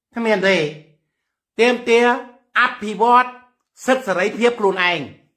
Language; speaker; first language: Khmer; native; Khmer